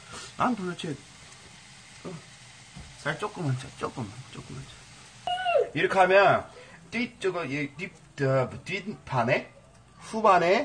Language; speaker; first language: Korean; non-native, fluent; English